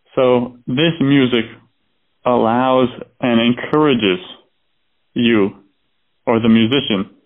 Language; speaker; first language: English; native; English